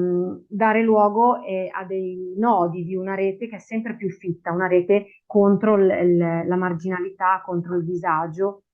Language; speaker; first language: Italian; native; Italian